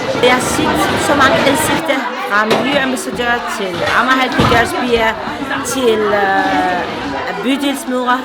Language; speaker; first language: Danish; non-native, learner; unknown